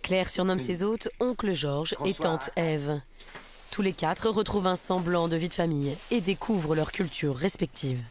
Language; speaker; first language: French; native; French